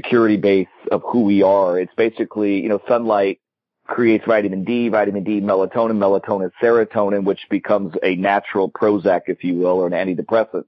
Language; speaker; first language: English; native; English